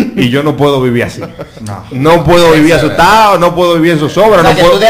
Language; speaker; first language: Spanish; native; Spanish